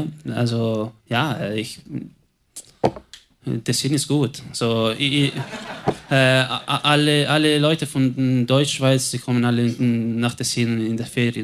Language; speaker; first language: German; non-native, local second language; Italian